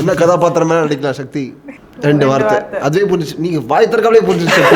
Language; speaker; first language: Tamil; native; Tamil